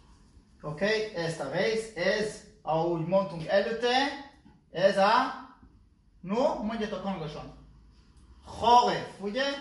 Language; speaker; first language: Hungarian; non-native, learner; Hebrew